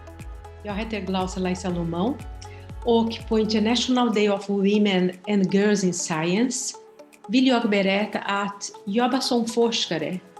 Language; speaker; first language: Swedish; non-native, fluent; Portuguese